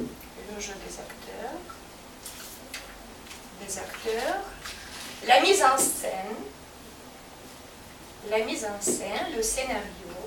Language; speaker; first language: French; non-native, fluent; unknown